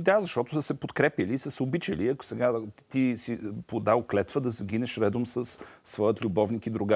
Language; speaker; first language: Bulgarian; native; Bulgarian